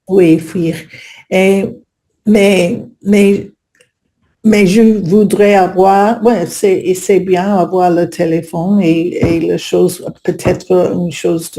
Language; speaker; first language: French; non-native, learner; English